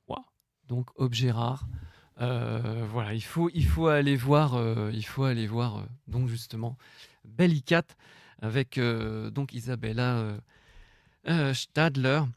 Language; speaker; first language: French; native; French